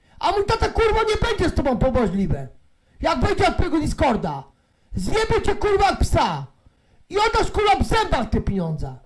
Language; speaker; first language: Polish; native; Polish